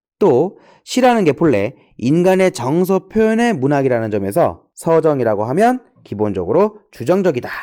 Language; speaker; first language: Korean; native; Korean